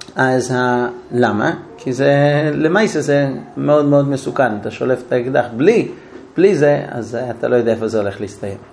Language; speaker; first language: Hebrew; native; Hebrew